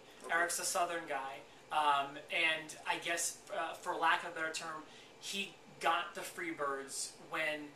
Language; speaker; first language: English; native; English